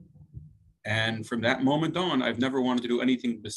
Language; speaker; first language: English; native; English